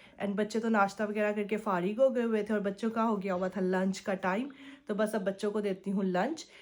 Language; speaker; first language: Urdu; native; Urdu